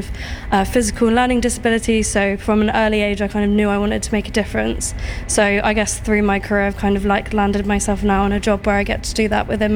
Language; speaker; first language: English; native; English